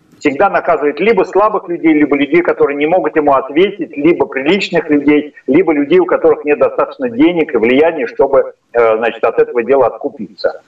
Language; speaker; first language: Russian; native; Russian